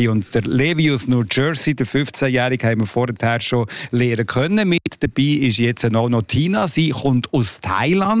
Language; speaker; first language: German; native; German